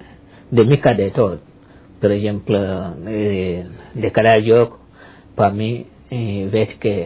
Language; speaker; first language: Catalan; non-native, learner; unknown